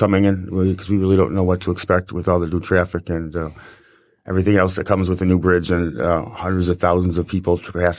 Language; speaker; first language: English; native; English